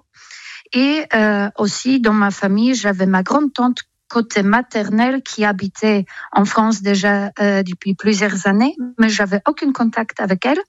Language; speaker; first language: French; non-native, fluent; Polish